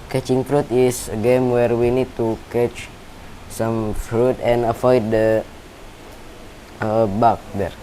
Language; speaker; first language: English; non-native, learner; Indonesian